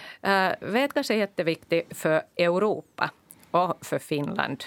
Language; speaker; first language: Swedish; non-native, local second language; Finnish